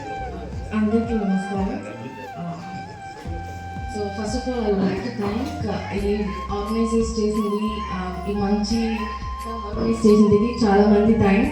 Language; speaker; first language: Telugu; non-native, learner; Tamil